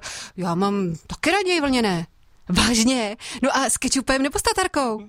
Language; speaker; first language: Czech; native; Czech